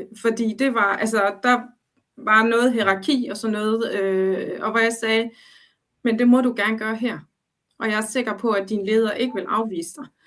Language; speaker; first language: Danish; early bilingual, other home language; Arabic